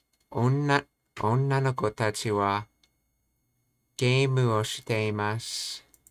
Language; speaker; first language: Japanese; non-native, learner; English